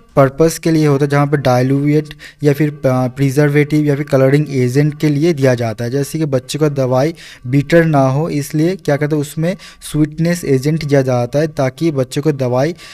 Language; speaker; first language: Hindi; non-native, local second language; Bangla